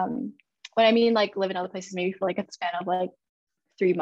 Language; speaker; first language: English; early bilingual, other home language; Chinese